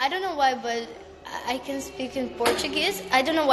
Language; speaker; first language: English; non-native, learner; Russian